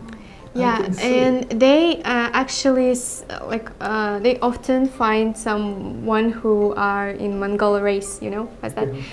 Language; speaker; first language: English; non-native, learner; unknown